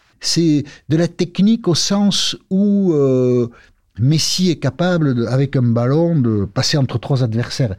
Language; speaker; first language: French; non-native, local second language; Basque